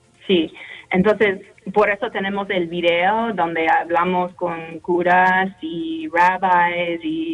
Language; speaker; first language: Spanish; non-native, fluent; English